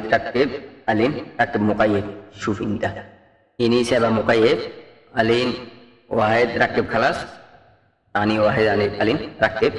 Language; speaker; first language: Arabic; non-native, learner; Bangla